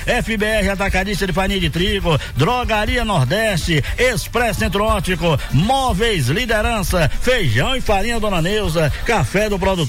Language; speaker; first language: Portuguese; native; Portuguese